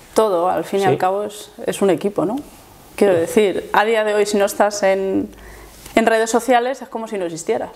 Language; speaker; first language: Spanish; native; Spanish